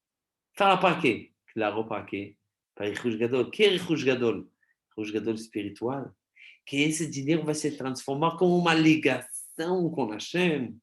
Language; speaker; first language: Portuguese; non-native, fluent; Hebrew